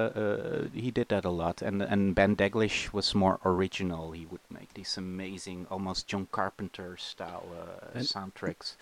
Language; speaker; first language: English; non-native, fluent; Dutch